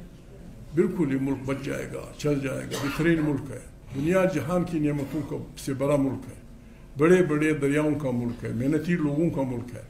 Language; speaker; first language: Urdu; non-native, local second language; Pashto